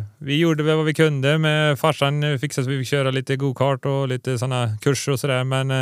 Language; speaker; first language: Swedish; native; Swedish